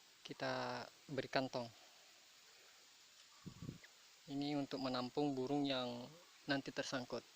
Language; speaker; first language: Indonesian; native; Indonesian